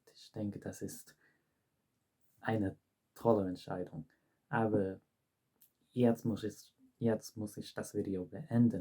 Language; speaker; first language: German; non-native, fluent; English